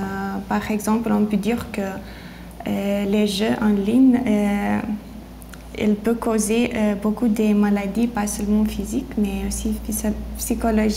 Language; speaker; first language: French; non-native, learner; Lithuanian